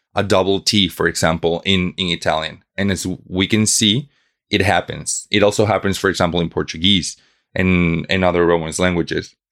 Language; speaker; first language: English; non-native, fluent; Spanish